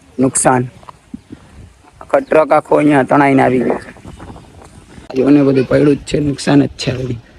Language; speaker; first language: Gujarati; native; Gujarati